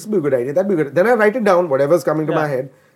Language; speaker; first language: English; non-native, local second language; Malayalam